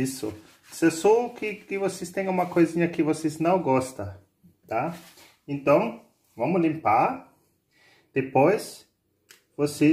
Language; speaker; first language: Portuguese; non-native, fluent; German